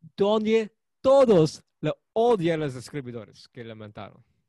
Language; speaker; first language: Spanish; early bilingual, heritage; Spanish